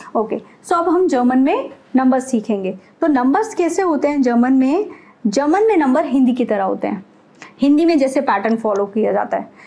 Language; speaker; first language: Hindi; native; Hindi